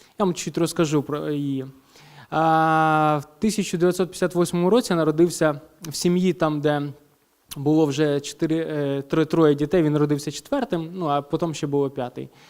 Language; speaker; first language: Ukrainian; non-native, local second language; Russian